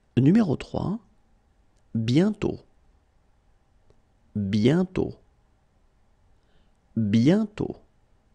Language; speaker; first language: French; native; French